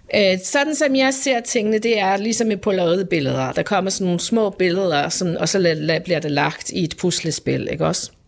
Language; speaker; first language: Danish; non-native, local second language; Faroese